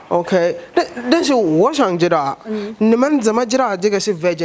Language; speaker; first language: Chinese; non-native, fluent; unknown